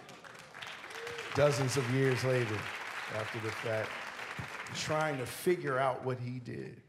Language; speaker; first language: English; native; English